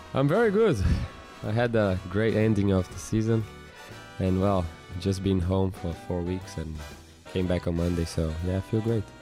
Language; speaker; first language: English; non-native, fluent; Portuguese